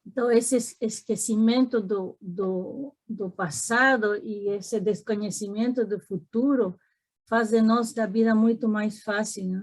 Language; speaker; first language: Portuguese; non-native, fluent; Spanish